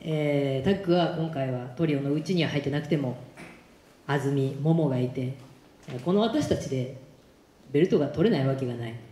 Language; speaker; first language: Japanese; native; Japanese